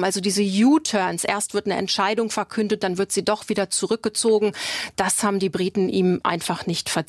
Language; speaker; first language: German; native; German